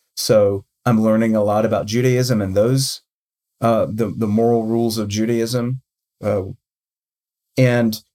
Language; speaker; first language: English; native; English